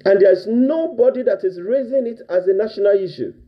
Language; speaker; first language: English; non-native, local second language; Yoruba